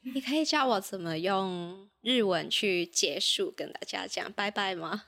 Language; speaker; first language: Chinese; non-native, local second language; Cantonese